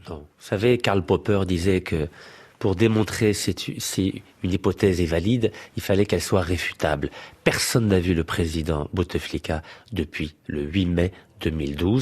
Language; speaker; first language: French; native; French